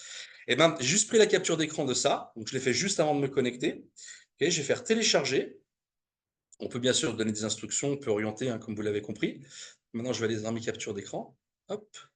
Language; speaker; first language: French; native; French